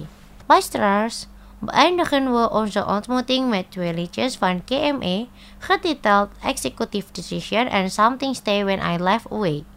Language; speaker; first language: Dutch; non-native, fluent; Indonesian